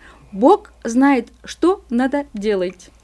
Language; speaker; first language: Russian; non-native, local second language; Kyrgyz